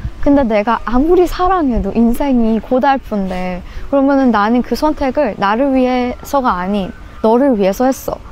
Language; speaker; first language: Korean; non-native, fluent; Persian